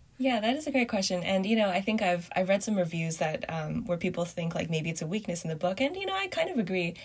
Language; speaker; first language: English; early bilingual, other home language; Chinese